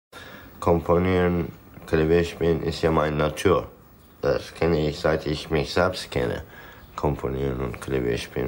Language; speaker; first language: German; non-native, fluent; Turkish